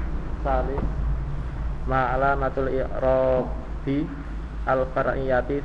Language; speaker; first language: Arabic; non-native, learner; Indonesian